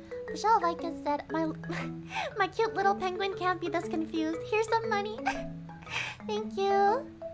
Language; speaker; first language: English; native; English